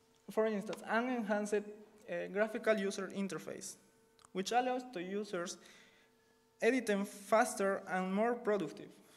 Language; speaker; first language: English; non-native, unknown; Spanish